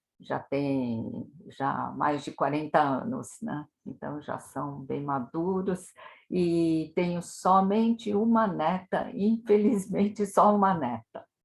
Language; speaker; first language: Portuguese; native; Portuguese